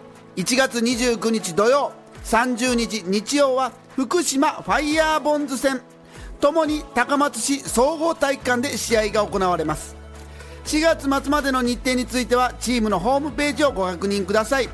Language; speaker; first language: Japanese; native; Japanese